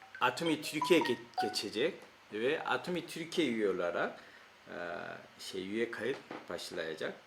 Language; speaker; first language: Turkish; non-native, fluent; Korean